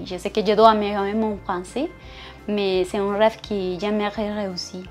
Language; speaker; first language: French; non-native, learner; Spanish